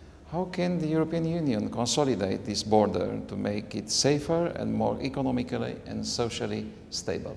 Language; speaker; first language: English; non-native, fluent; Romanian